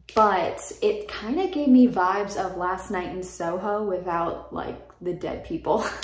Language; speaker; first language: English; native; English